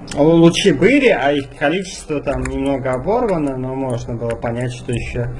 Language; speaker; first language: Russian; native; Russian